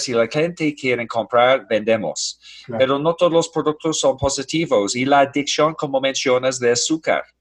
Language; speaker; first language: Spanish; non-native, fluent; English